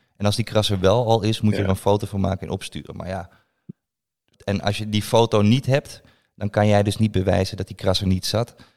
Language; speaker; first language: Dutch; native; Dutch